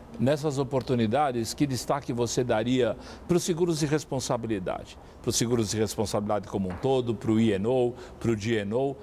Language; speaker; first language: Portuguese; native; Portuguese